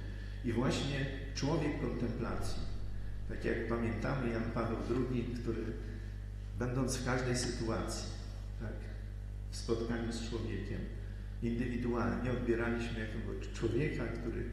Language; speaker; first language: Polish; native; Polish